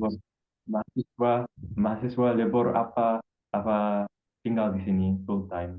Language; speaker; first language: Indonesian; non-native, fluent; English